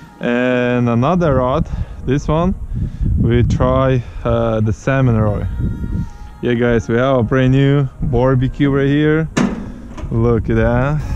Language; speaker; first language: English; non-native, learner; Ukrainian